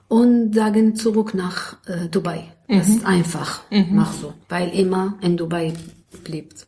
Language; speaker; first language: German; non-native, learner; Arabic